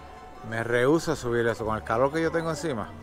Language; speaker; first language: Spanish; native; Spanish